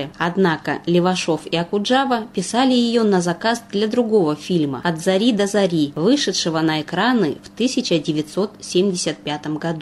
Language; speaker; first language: Russian; native; Russian